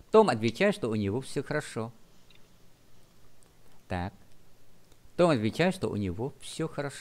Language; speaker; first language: Russian; non-native, fluent; Vietnamese